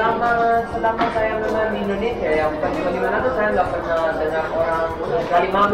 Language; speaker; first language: Indonesian; non-native, fluent; Italian